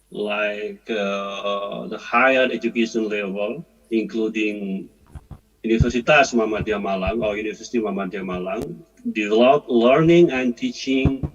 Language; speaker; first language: English; non-native, fluent; Indonesian